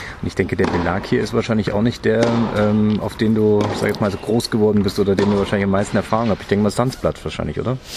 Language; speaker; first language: German; native; German